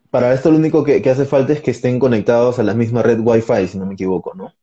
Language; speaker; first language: Spanish; native; Spanish